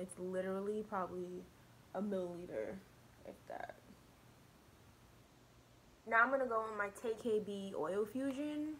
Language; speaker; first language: English; native; English